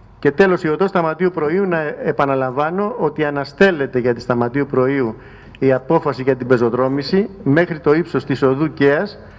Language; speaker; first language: Greek; native; Greek